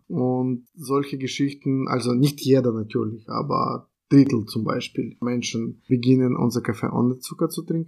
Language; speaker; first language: German; non-native, fluent; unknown